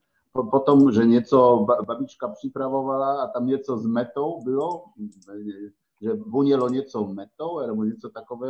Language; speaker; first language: Czech; non-native, fluent; Polish